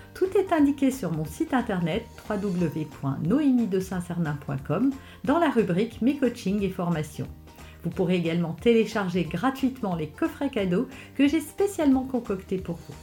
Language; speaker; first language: French; native; French